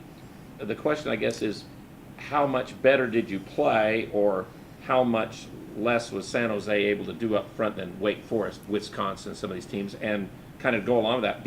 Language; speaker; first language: English; native; English